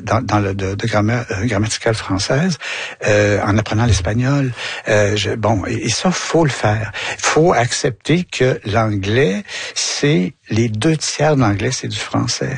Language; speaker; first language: French; native; French